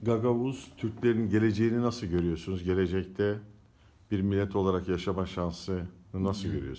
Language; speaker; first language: Turkish; native; Turkish